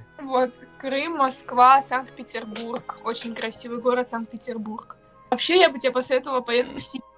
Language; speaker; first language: Russian; native; Russian